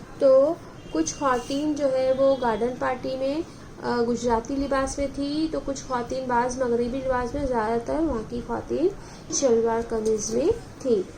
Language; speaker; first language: Urdu; native; Urdu